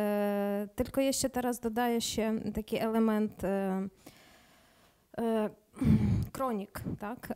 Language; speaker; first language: Polish; non-native, learner; Ukrainian